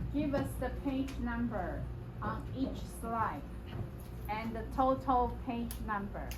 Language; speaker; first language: English; non-native, fluent; Chinese